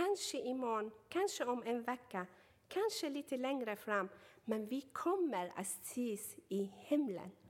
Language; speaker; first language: Swedish; non-native, fluent; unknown